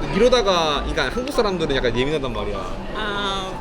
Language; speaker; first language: Korean; native; Korean